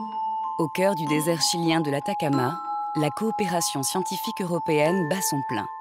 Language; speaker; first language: French; native; French